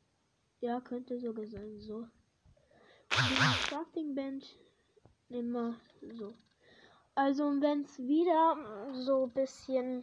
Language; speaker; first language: German; early bilingual, other home language; Hungarian